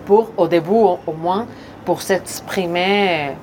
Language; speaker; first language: French; non-native, learner; Spanish